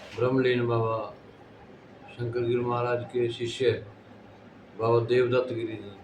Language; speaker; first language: Hindi; non-native, local second language; Punjabi